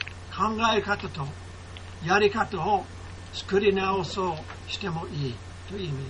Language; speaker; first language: Japanese; non-native, fluent; English